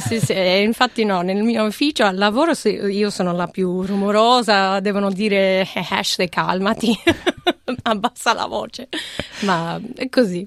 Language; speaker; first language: Italian; non-native, fluent; English